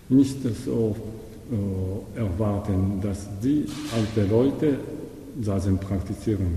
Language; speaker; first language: German; non-native, learner; Japanese